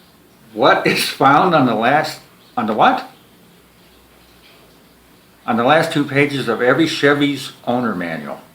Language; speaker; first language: English; native; English